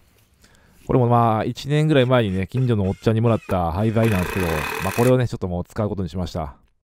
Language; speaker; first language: Japanese; native; Japanese